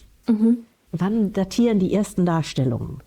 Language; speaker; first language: German; native; German